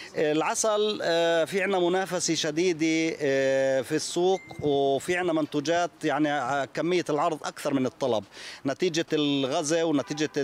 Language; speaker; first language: Arabic; native; Arabic